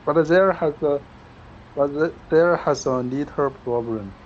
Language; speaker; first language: English; non-native, learner; Chinese